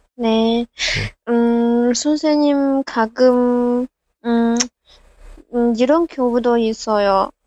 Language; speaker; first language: Korean; non-native, learner; Chinese